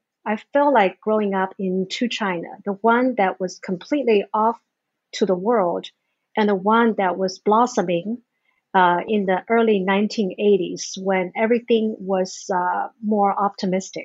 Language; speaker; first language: English; non-native, fluent; Chinese